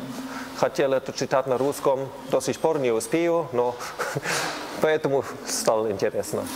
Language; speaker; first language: Russian; non-native, learner; German